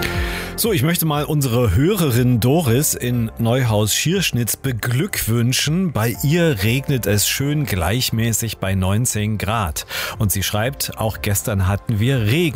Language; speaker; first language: German; native; German